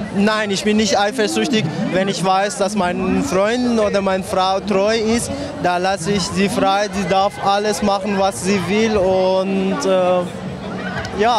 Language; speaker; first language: German; non-native, learner; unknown